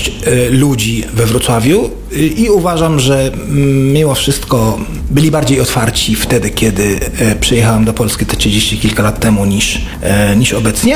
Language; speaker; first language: Polish; non-native, fluent; Arabic